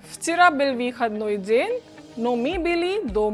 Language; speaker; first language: Russian; non-native, fluent; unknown